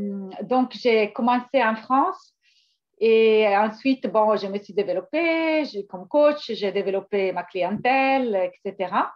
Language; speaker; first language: French; non-native, fluent; Italian